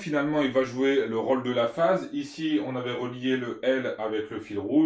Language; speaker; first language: French; native; French